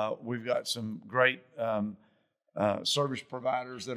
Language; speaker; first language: English; native; English